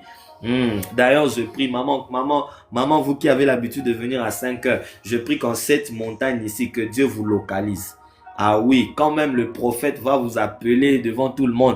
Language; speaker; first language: French; non-native, local second language; Lingala